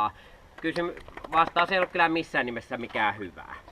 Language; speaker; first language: Finnish; native; Finnish